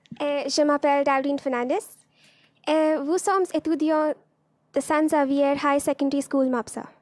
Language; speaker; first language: French; non-native, learner; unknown